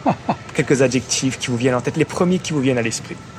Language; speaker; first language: French; native; French